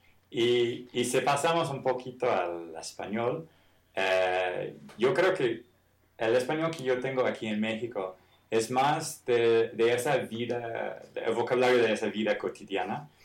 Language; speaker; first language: Spanish; non-native, fluent; English